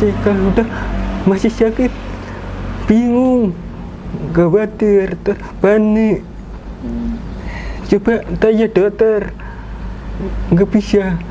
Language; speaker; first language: Indonesian; non-native, local second language; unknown